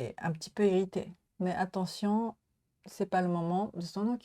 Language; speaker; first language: French; non-native, learner; Japanese